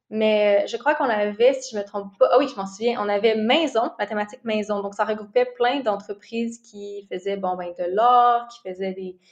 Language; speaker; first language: French; native; French